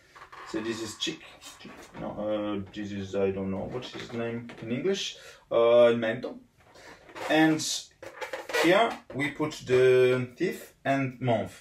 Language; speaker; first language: English; non-native, learner; Italian